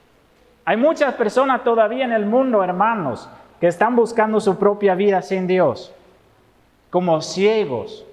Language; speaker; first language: Spanish; non-native, fluent; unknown